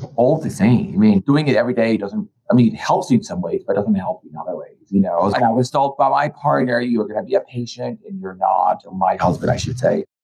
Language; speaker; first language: English; early bilingual, other home language; Spanish